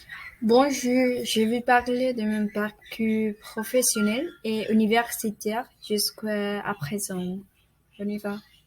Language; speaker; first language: French; non-native, learner; Spanish